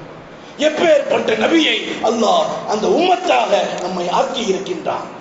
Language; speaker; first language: Tamil; native; Tamil